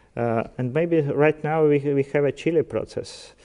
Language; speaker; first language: English; non-native, fluent; Ukrainian